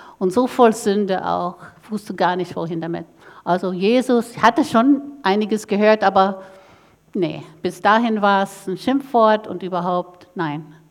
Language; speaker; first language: German; non-native, fluent; English